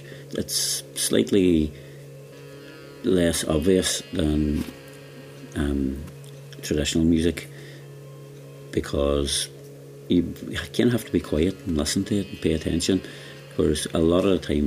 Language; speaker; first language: English; native; English